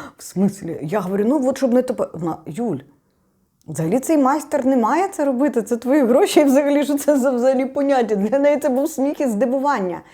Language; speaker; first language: Ukrainian; non-native, local second language; Russian